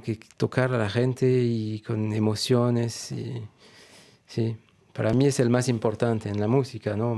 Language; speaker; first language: Spanish; non-native, fluent; French